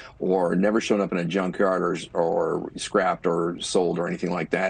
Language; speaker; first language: English; native; English